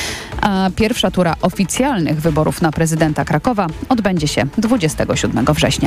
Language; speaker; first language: Polish; native; Polish